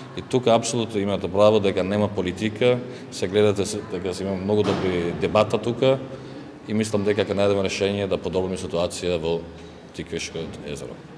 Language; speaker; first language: Macedonian; native; Macedonian